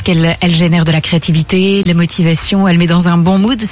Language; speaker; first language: French; native; French